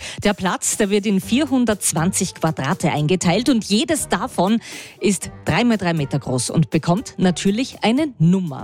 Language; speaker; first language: German; native; German